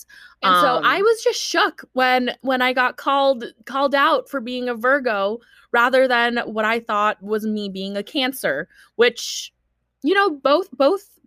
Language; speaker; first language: English; early bilingual, other home language; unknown